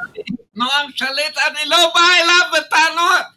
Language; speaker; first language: Hebrew; non-native, fluent; English